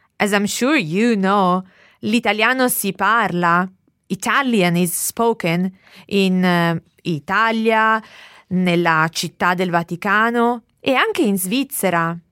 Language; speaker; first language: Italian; native; Italian